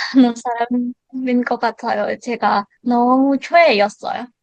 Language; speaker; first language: Korean; non-native, learner; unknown